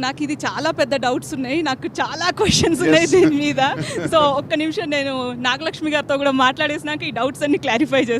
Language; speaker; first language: Telugu; native; Telugu